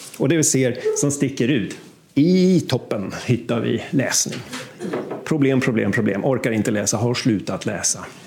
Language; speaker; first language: Swedish; native; Swedish